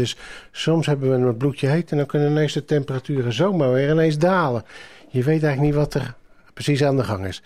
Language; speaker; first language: Dutch; native; Dutch